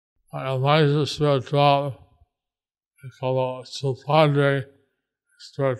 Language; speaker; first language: Spanish; non-native, learner; English